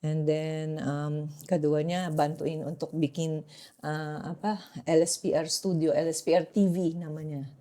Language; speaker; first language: Indonesian; non-native, fluent; Filipino